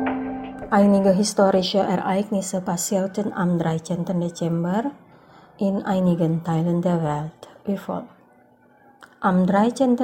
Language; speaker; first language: German; non-native, fluent; Indonesian